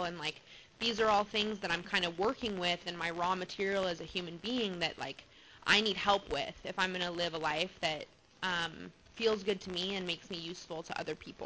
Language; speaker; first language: English; native; English